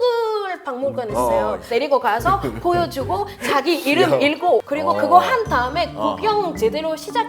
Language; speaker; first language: Korean; non-native, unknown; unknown